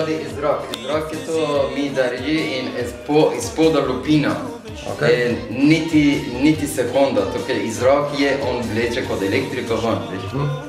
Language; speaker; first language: Slovenian; non-native, learner; Persian